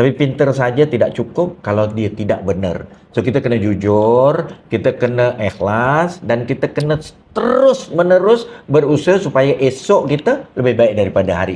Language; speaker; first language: Malay; native; Malay